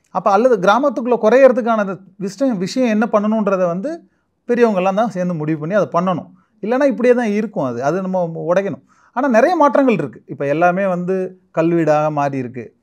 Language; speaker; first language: Tamil; native; Tamil